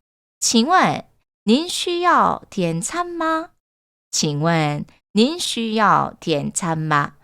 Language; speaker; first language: Chinese; non-native, fluent; Korean